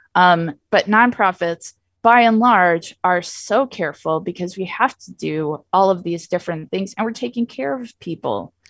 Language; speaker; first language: English; native; English